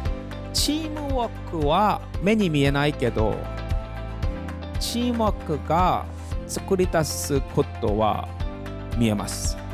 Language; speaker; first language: Japanese; non-native, fluent; Korean